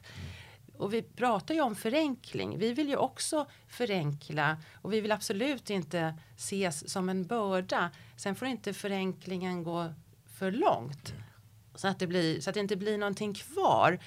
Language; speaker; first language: Swedish; native; Swedish